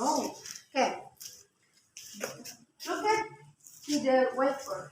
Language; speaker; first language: English; non-native, learner; Indonesian